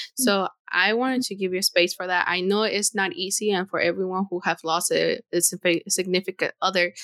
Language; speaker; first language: English; non-native, fluent; Spanish